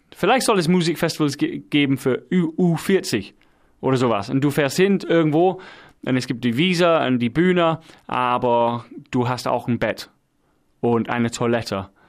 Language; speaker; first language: German; non-native, fluent; English